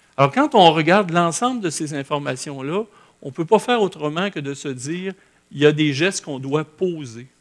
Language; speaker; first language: French; native; French